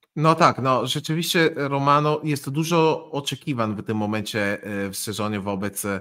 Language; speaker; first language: Polish; non-native, fluent; Italian